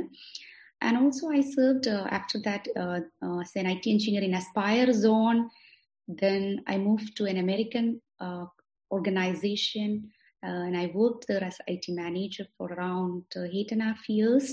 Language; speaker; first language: English; non-native, local second language; Malayalam